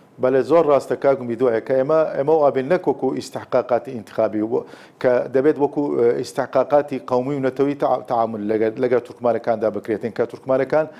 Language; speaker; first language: Central Kurdish; non-native, local second language; Turkish